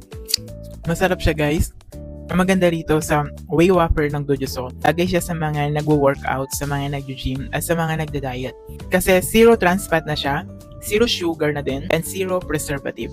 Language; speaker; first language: Filipino; native; Filipino